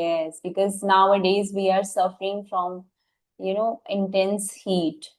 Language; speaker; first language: English; non-native, fluent; Hindi